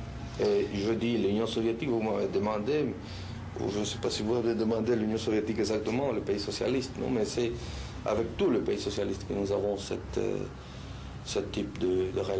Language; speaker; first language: French; non-native, fluent; Spanish